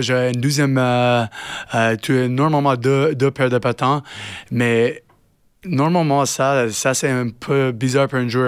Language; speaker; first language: French; non-native, learner; English